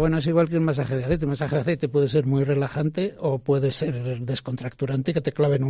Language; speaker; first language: Spanish; native; Spanish